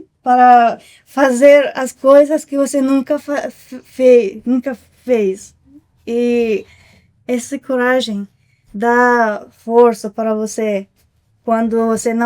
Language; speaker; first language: Portuguese; non-native, fluent; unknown